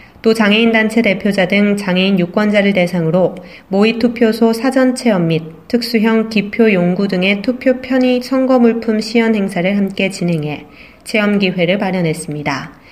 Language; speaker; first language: Korean; native; Korean